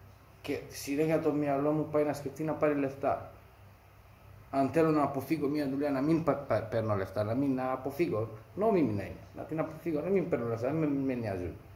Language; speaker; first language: Greek; non-native, fluent; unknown